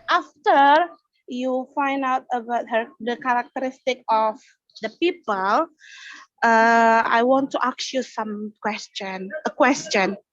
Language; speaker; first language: English; non-native, learner; Indonesian